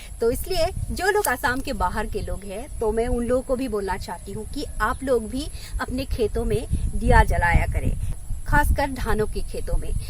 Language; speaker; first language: Hindi; non-native, local second language; Assamese